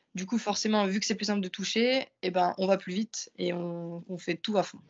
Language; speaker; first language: French; native; French